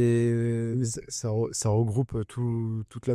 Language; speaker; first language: French; native; French